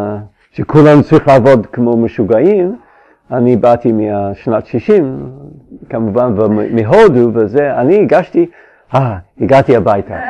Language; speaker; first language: Hebrew; non-native, fluent; English